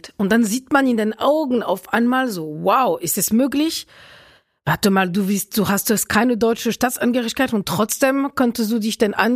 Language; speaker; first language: German; non-native, fluent; French